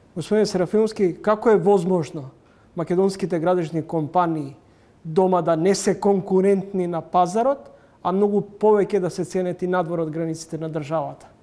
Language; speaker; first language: Macedonian; native; Macedonian